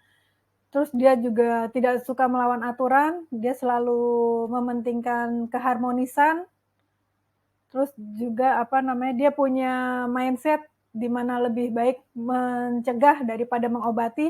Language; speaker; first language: Indonesian; native; Indonesian